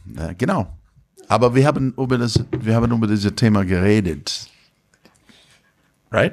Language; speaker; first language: German; non-native, learner; English